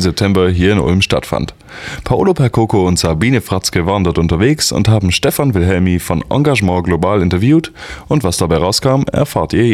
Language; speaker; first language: German; native; German